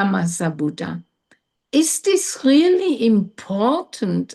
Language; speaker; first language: English; non-native, learner; German